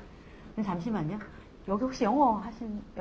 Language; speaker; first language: Korean; native; Korean